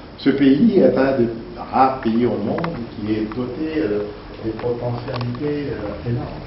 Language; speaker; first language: French; non-native, local second language; Luba-Lulua